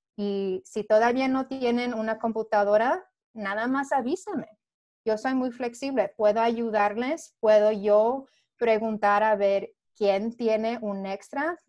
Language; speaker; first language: Spanish; early bilingual, heritage; Spanish